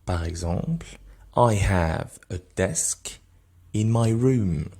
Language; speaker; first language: English; non-native, fluent; French